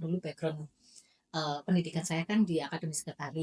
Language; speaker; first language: Indonesian; native; Indonesian